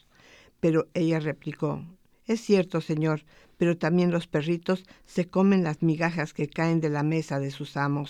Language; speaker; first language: Spanish; native; Spanish